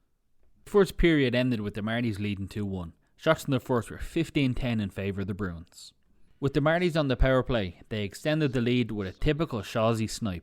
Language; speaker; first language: English; native; English